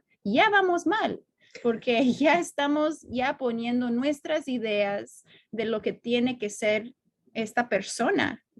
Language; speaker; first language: Spanish; non-native, fluent; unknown